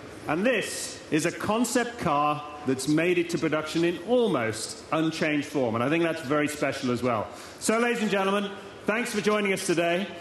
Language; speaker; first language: English; native; English